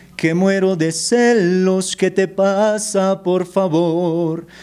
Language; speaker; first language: Spanish; native; Spanish